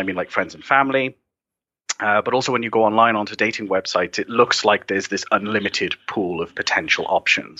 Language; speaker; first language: English; native; English